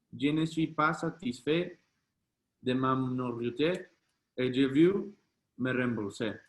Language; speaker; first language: French; non-native, learner; Spanish